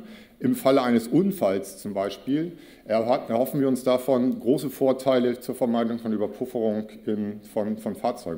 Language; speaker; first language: German; native; German